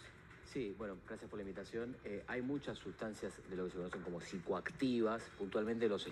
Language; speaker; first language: Spanish; native; Spanish